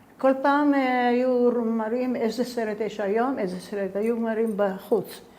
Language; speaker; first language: Hebrew; early bilingual, other home language; Spanish